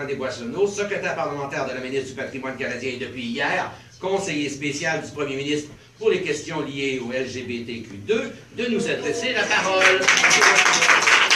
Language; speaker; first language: French; native; French